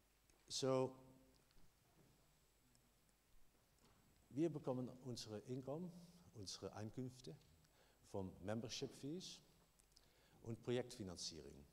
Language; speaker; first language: German; non-native, learner; Dutch